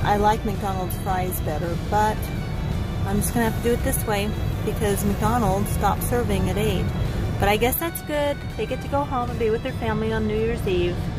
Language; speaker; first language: English; native; English